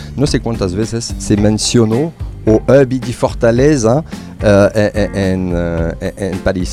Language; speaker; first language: Portuguese; non-native, fluent; French